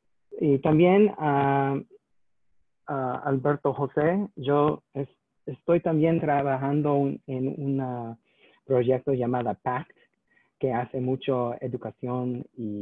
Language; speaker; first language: Spanish; non-native, learner; English